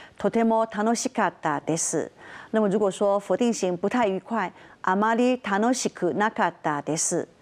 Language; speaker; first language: Japanese; non-native, fluent; Chinese